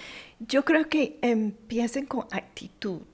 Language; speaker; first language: Spanish; non-native, fluent; English